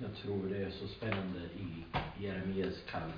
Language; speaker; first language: Swedish; non-native, learner; English